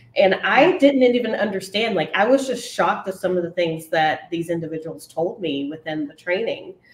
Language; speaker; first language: English; native; English